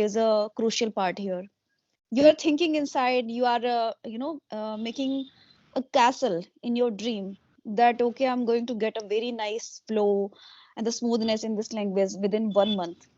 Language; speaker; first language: English; non-native, local second language; Hindi